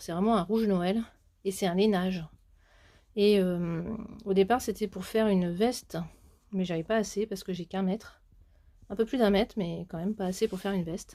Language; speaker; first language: French; native; French